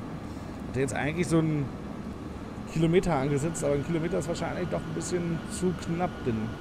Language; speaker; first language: German; native; German